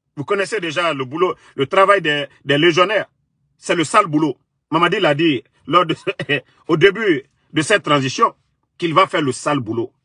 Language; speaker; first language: French; non-native, local second language; Mandingo